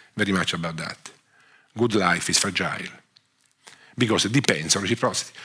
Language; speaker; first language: English; non-native, fluent; Italian